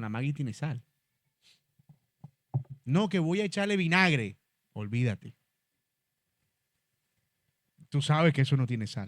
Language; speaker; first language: Spanish; native; Spanish